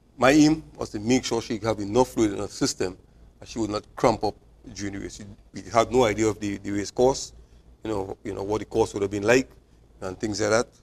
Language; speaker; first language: English; native; English